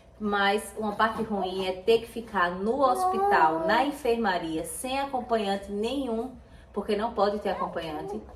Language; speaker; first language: Portuguese; native; Portuguese